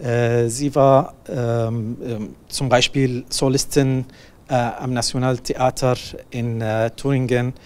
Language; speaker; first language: German; non-native, learner; Arabic